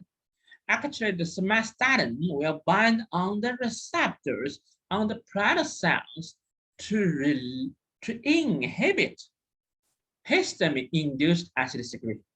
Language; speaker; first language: English; non-native, fluent; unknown